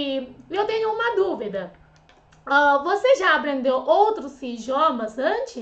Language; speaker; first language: Portuguese; non-native, fluent; Chinese